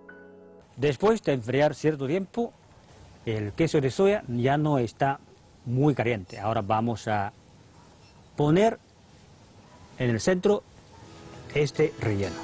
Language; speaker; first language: Spanish; non-native, fluent; Chinese